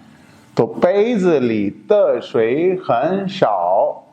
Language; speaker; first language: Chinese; non-native, fluent; Urdu